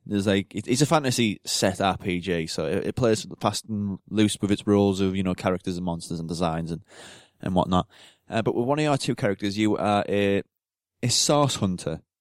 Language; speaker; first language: English; native; English